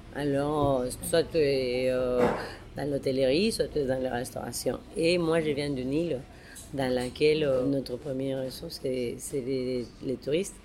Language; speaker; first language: French; non-native, fluent; Spanish